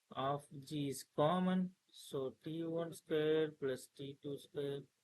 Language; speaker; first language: English; non-native, local second language; Tamil